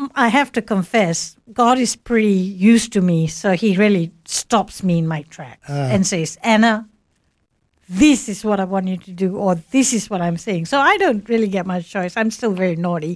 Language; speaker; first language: English; non-native, local second language; Malayalam